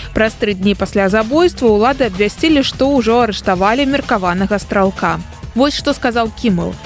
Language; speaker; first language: Belarusian; native; Belarusian